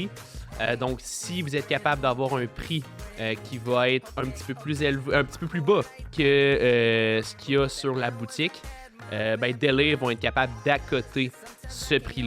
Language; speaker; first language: French; native; French